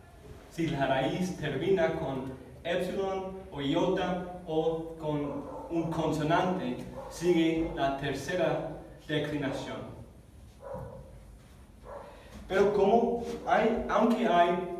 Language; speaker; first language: Spanish; non-native, fluent; English